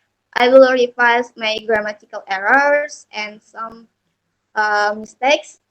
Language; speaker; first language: English; non-native, learner; Indonesian